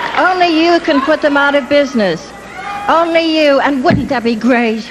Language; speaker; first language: English; native; English